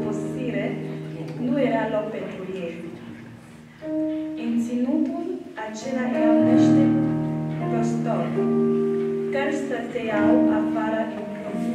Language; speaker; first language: Romanian; native; Romanian